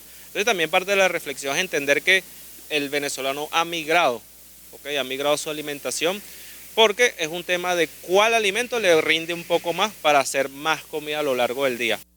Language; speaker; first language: Spanish; native; Spanish